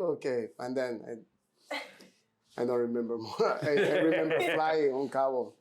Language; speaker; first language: English; non-native, learner; Spanish